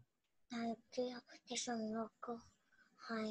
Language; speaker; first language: Cantonese; non-native, learner; Chinese